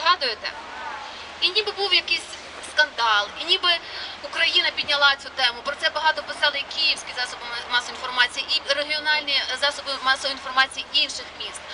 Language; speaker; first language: Ukrainian; native; Ukrainian